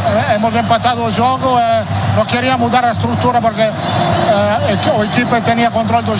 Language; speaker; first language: Portuguese; non-native, learner; Italian